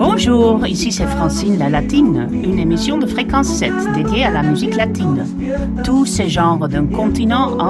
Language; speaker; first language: French; non-native, fluent; Dutch